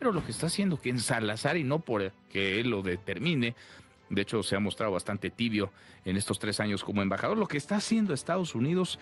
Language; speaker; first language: Spanish; native; Spanish